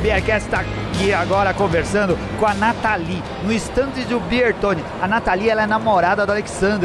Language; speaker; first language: Portuguese; native; Portuguese